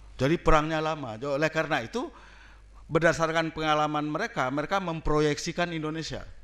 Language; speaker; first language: Indonesian; non-native, local second language; Minangkabau